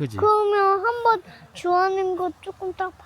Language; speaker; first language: Korean; early bilingual, heritage; Korean